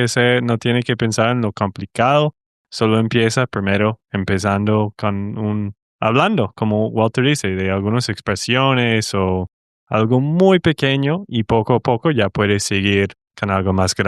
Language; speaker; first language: Spanish; non-native, fluent; English